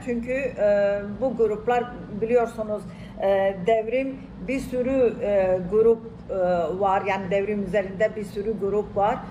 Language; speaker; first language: Turkish; non-native, fluent; Arabic